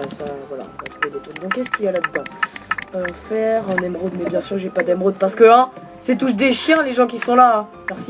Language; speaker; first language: French; native; French